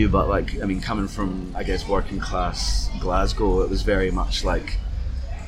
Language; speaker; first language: English; native; English